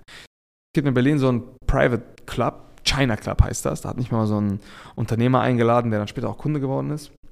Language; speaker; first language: German; early bilingual, other home language; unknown